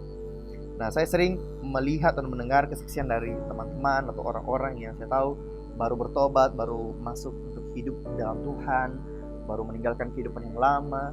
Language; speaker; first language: Indonesian; native; Indonesian